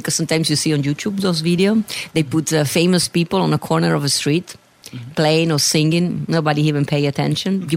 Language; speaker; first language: English; non-native, fluent; Italian